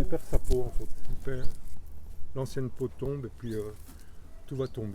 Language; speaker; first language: French; native; French